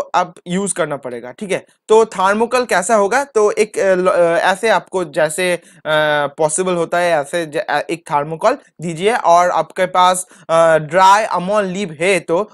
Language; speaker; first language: Hindi; non-native, local second language; Bangla